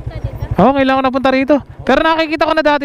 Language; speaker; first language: Filipino; native; Filipino